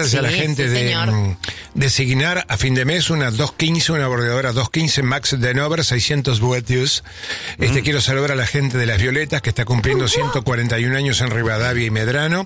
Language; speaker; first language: Spanish; native; Spanish